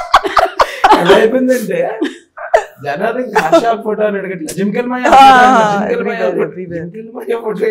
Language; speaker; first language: Telugu; native; Telugu